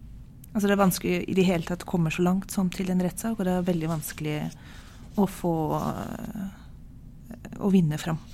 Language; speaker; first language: Norwegian; non-native, fluent; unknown